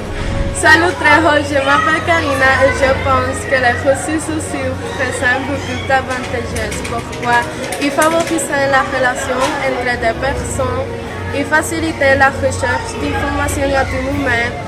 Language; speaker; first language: French; non-native, learner; Spanish